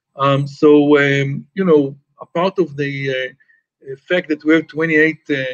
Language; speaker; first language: English; non-native, fluent; Hebrew